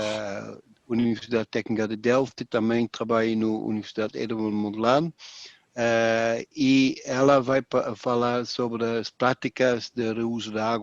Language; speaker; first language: Portuguese; non-native, fluent; Dutch